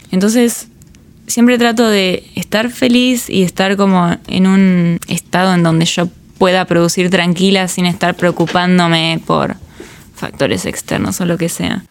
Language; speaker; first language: Spanish; native; Spanish